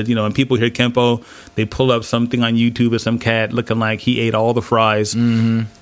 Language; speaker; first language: English; native; English